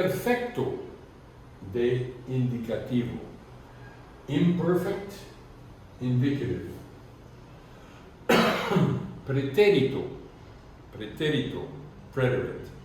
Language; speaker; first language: Spanish; non-native, learner; English